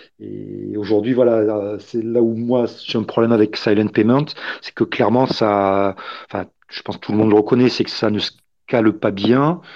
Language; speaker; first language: French; native; French